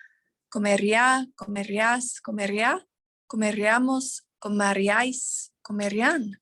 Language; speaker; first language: Spanish; non-native, fluent; English